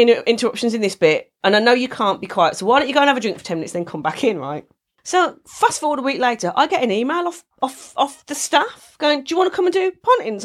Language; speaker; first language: English; native; English